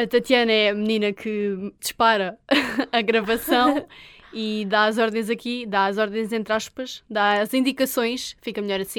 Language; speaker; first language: Portuguese; native; Portuguese